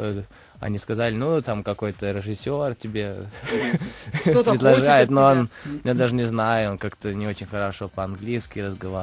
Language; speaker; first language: Russian; early bilingual, heritage; Russian